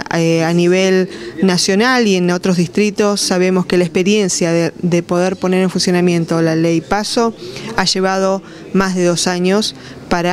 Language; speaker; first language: Spanish; native; Spanish